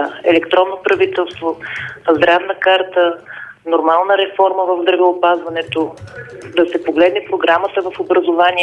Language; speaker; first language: Bulgarian; native; Bulgarian